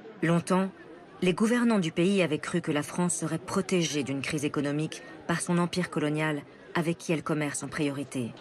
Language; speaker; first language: French; native; French